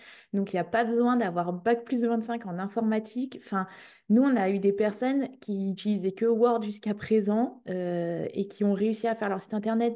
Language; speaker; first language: French; native; French